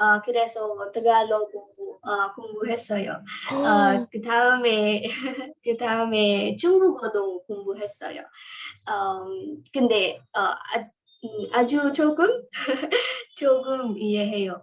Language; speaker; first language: Korean; non-native, learner; Marathi